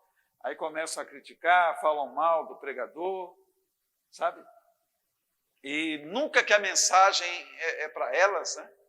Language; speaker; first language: Portuguese; native; Portuguese